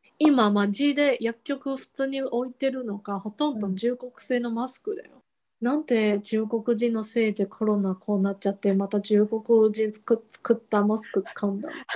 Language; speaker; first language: Japanese; non-native, fluent; Chinese